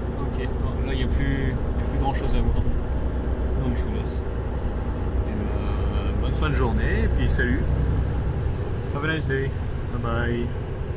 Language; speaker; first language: French; native; French